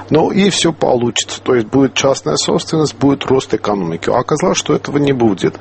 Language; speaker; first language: Russian; non-native, local second language; Armenian